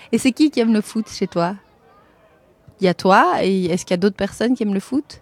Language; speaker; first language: French; native; French